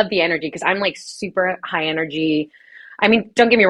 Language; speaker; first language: English; native; English